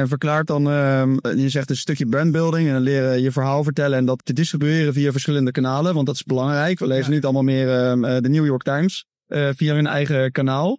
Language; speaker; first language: Dutch; native; Dutch